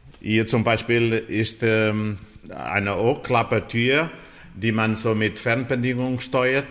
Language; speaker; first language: German; non-native, fluent; Portuguese